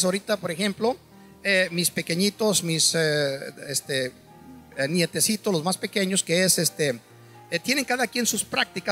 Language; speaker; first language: Spanish; native; Spanish